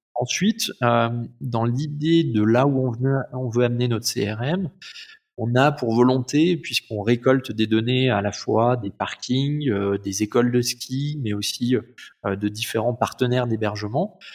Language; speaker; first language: French; native; French